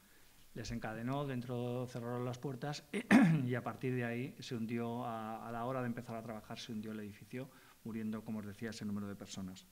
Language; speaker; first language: Spanish; native; Spanish